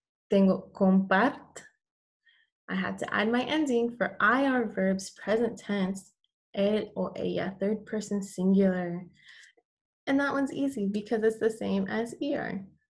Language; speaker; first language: English; native; English